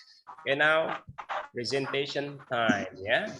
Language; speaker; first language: English; non-native, learner; Indonesian